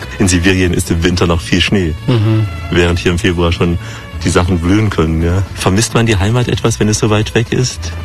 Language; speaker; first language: German; native; German